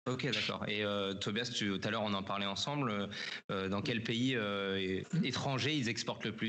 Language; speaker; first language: French; native; French